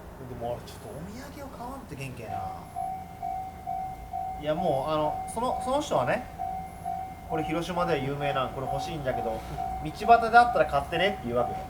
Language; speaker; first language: Japanese; native; Japanese